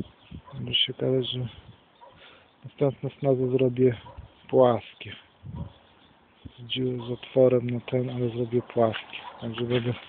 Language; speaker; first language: Polish; native; Polish